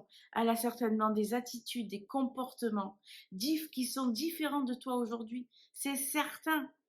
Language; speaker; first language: French; native; French